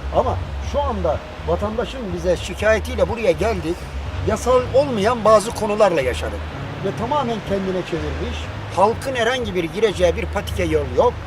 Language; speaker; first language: Turkish; native; Turkish